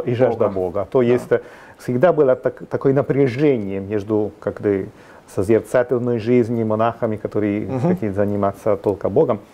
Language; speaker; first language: Russian; non-native, fluent; Italian